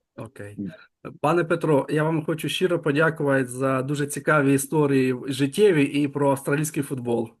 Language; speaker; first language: Ukrainian; native; Ukrainian